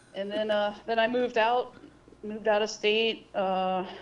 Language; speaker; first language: English; native; English